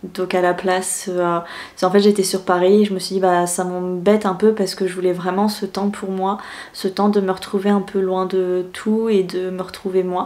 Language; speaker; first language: French; native; French